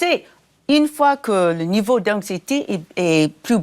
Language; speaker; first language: French; non-native, fluent; English